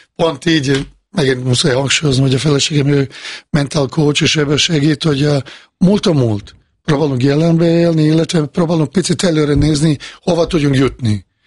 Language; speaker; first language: Hungarian; non-native, fluent; Bosnian